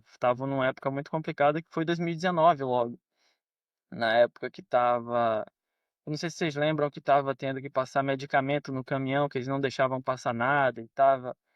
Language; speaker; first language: Portuguese; native; Portuguese